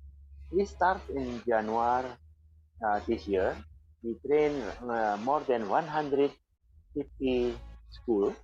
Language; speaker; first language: English; non-native, fluent; Indonesian